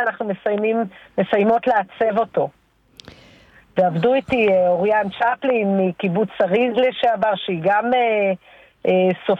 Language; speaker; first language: Hebrew; native; Hebrew